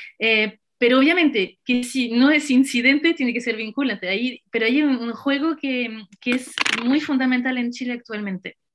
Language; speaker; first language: Spanish; non-native, fluent; French